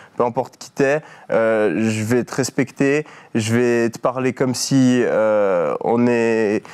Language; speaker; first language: French; native; French